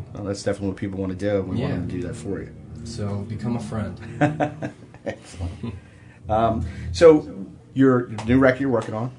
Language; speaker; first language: English; native; English